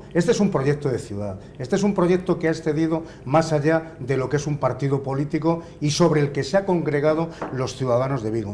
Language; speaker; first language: Spanish; native; Spanish